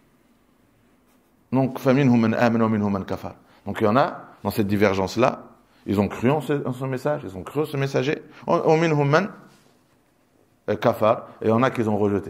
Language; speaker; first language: French; native; French